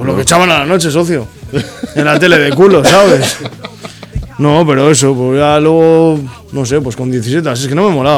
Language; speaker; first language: Spanish; native; Spanish